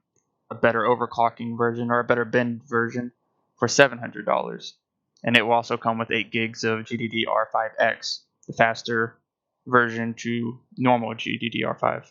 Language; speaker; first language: English; native; English